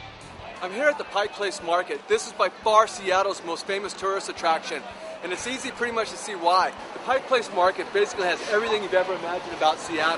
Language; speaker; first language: English; native; English